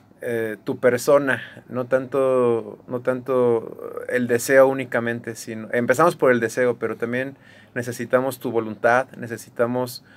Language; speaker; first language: Spanish; native; Spanish